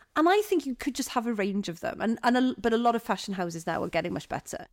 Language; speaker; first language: English; non-native, local second language; Welsh